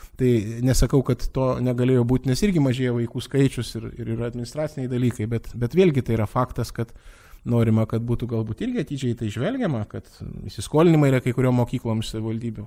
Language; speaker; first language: Lithuanian; native; Lithuanian